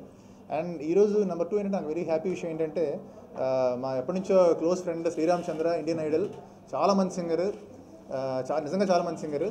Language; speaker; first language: Telugu; native; Telugu